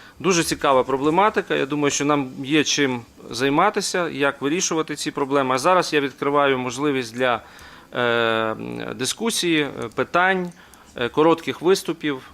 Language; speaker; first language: Ukrainian; native; Ukrainian